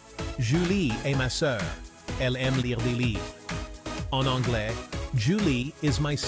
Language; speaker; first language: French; non-native, local second language; Haitian Creole